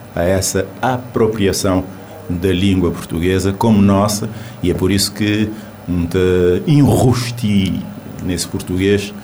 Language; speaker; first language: Portuguese; non-native, local second language; Kabuverdianu